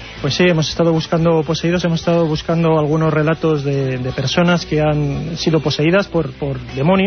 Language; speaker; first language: Spanish; native; Spanish